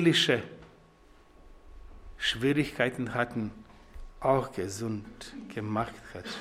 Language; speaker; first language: German; non-native, fluent; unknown